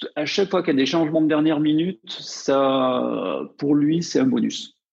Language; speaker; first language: French; native; French